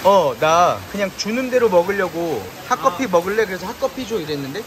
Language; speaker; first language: Korean; native; Korean